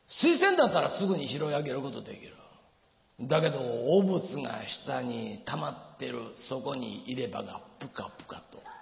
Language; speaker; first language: Japanese; native; Japanese